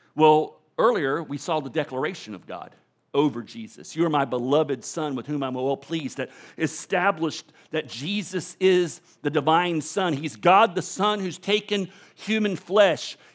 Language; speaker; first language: English; native; English